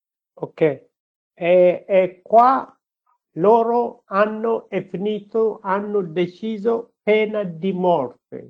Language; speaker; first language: Italian; non-native, learner; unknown